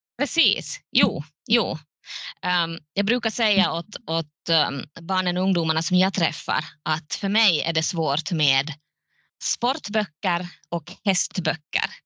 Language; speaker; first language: Swedish; native; Swedish